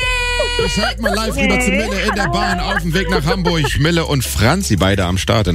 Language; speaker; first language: German; native; German